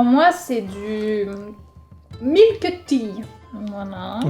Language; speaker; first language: French; native; French